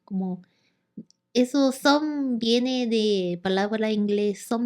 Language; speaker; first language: Spanish; non-native, learner; Korean